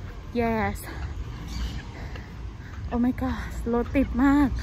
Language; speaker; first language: English; non-native, learner; Thai